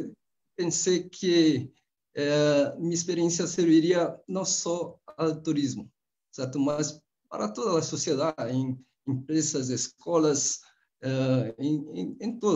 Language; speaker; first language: Spanish; non-native, fluent; Portuguese